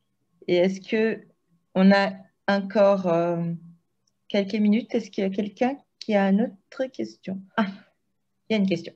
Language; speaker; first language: French; non-native, fluent; Portuguese